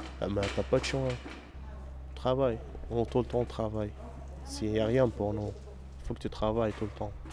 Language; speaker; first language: French; non-native, learner; Arabic